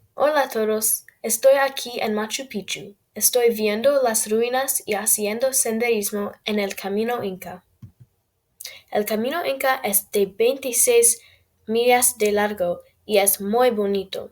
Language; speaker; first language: Spanish; non-native, learner; English